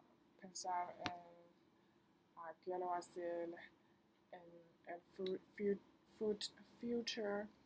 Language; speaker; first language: Spanish; non-native, learner; Chinese